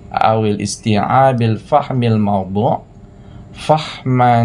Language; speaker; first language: Arabic; non-native, fluent; Malay